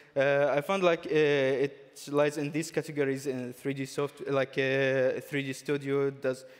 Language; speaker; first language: English; non-native, fluent; Arabic